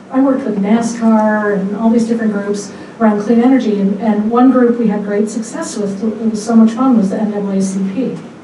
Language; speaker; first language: English; native; English